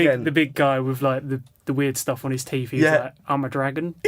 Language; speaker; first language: English; native; English